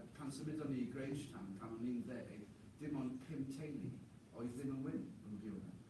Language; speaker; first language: Welsh; non-native, local second language; English